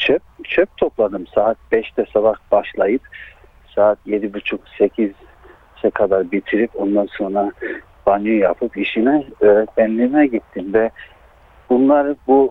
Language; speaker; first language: Turkish; early bilingual, heritage; Turkish